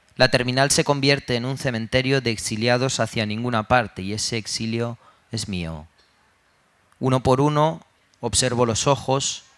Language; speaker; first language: Spanish; early bilingual, other home language; Romanian